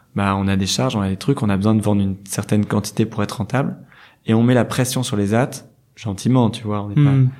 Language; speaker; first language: French; native; French